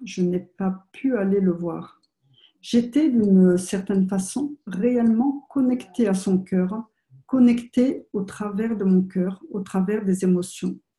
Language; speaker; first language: French; native; French